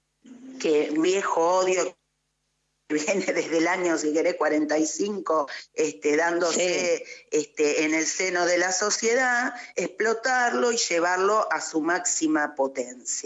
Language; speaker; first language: Spanish; native; Spanish